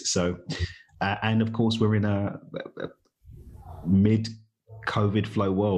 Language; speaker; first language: English; native; English